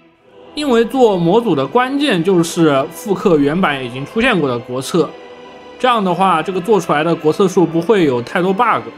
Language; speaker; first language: Chinese; native; Chinese